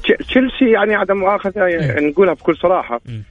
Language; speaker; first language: Arabic; native; Arabic